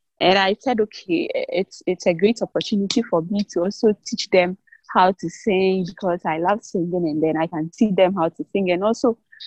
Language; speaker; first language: English; non-native, local second language; Akan